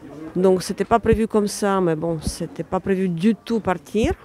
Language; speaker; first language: French; non-native, fluent; Ukrainian